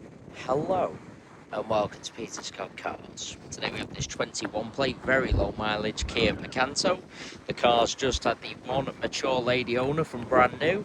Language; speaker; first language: English; native; English